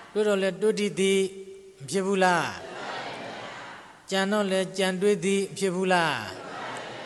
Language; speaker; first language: Burmese; native; Burmese